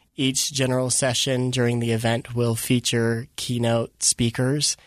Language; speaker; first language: English; early bilingual, other home language; Filipino